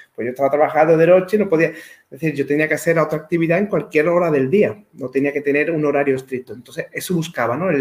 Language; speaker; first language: Spanish; native; Spanish